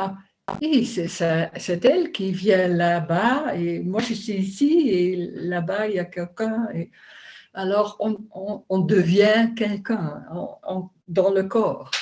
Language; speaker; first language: French; non-native, learner; Dutch